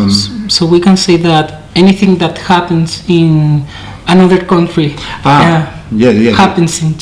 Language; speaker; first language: English; non-native, fluent; Spanish